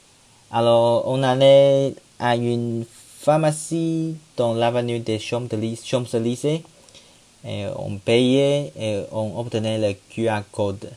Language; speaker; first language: French; non-native, learner; Chinese